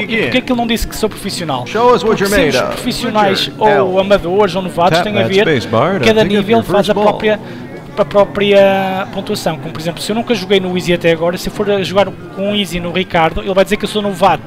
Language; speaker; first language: Portuguese; native; Portuguese